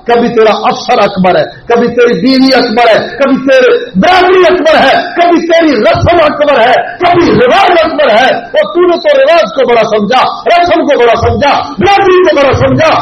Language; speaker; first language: Urdu; non-native, local second language; Punjabi